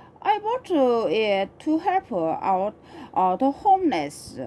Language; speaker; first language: English; non-native, learner; Korean